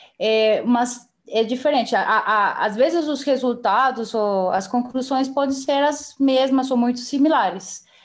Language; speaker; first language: Portuguese; non-native, fluent; Spanish